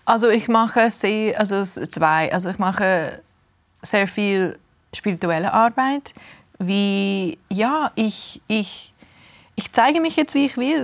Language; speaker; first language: German; early bilingual, heritage; English